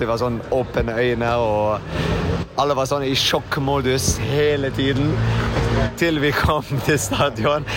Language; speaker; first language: Norwegian; non-native, fluent; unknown